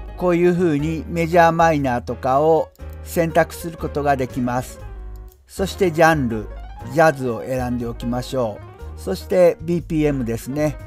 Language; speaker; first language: Japanese; native; Japanese